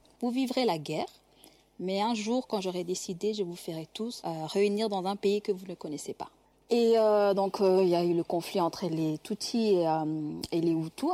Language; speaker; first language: French; non-native, local second language; Kinyarwanda